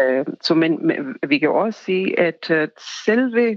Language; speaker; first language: Danish; non-native, fluent; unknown